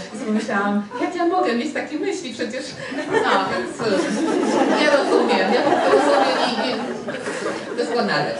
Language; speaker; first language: Polish; early bilingual, heritage; Spanish